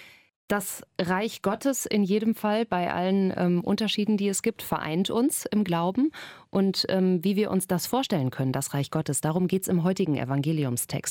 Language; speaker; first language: German; native; German